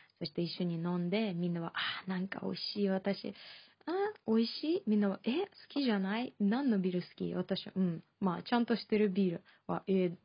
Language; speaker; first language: Japanese; non-native, fluent; Chinese